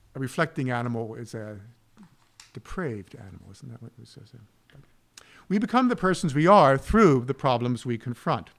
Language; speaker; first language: English; native; English